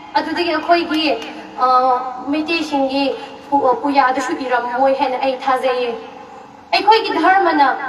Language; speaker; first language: Manipuri; non-native, local second language; Tangkhul Naga (India)